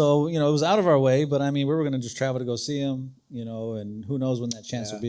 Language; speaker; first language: English; native; English